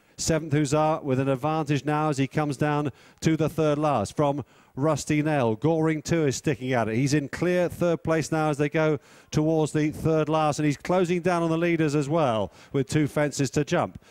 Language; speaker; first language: English; native; English